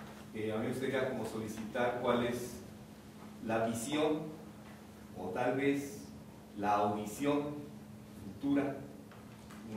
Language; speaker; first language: Spanish; native; Spanish